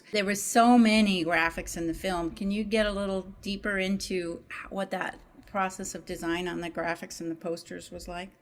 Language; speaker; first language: English; native; English